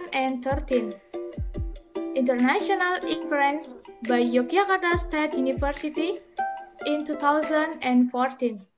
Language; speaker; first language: English; non-native, learner; Indonesian